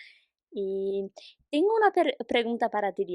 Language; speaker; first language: Spanish; non-native, fluent; Portuguese